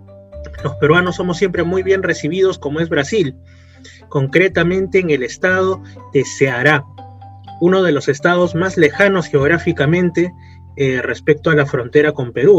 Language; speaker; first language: Spanish; native; Spanish